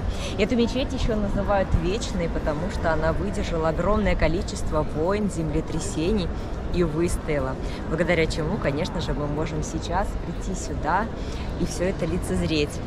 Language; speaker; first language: Russian; native; Russian